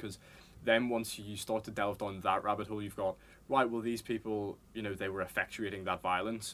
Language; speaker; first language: English; native; English